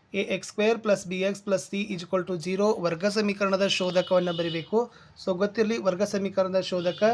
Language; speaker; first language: Kannada; native; Kannada